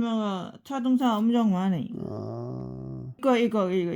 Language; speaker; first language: Korean; non-native, learner; Lao